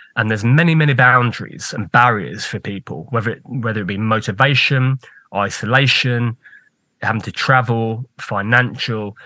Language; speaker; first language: English; native; English